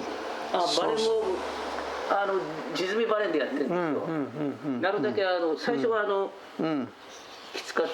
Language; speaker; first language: Japanese; native; Japanese